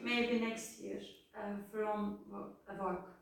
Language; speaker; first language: English; non-native, learner; Turkish